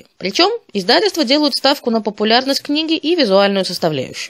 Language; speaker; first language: Russian; native; Russian